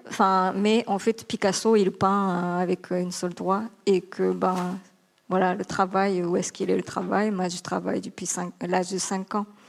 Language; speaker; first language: French; non-native, fluent; Japanese